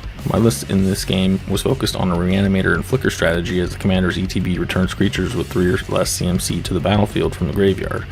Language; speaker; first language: English; native; English